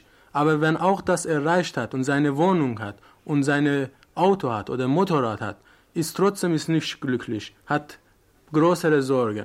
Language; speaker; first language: German; non-native, learner; Persian